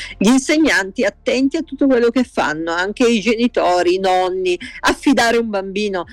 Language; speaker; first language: Italian; native; Italian